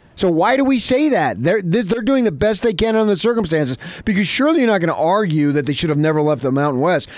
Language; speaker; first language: English; native; English